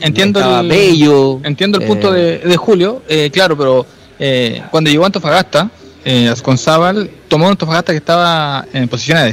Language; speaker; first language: Spanish; native; Spanish